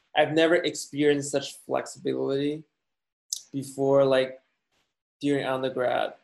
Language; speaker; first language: English; non-native, fluent; Chinese